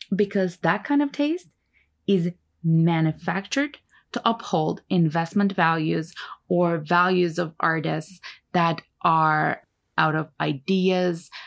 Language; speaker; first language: English; non-native, fluent; Turkish